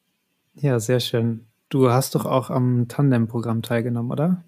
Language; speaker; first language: German; native; German